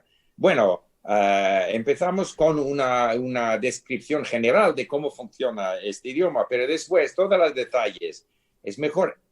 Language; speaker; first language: Spanish; non-native, fluent; English